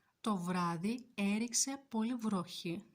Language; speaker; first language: Greek; non-native, fluent; Turkish